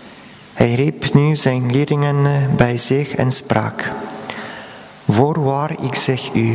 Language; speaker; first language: Dutch; non-native, fluent; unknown